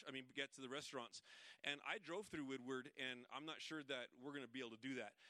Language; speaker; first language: English; native; English